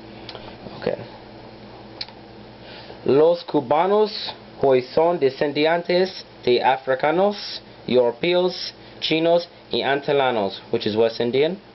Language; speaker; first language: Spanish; non-native, learner; English